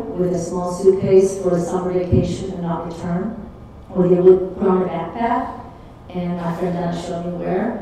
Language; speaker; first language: English; early bilingual, other home language; Czech